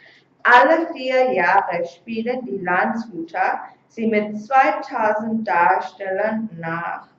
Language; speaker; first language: German; non-native, fluent; Korean